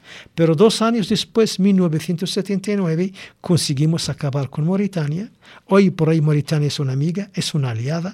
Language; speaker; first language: Spanish; non-native, local second language; Arabic